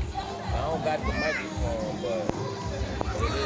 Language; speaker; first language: English; native; English